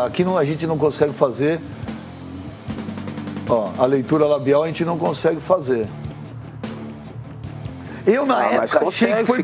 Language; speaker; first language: Portuguese; native; Portuguese